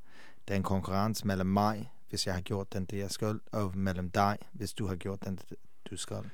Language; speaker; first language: Danish; non-native, fluent; English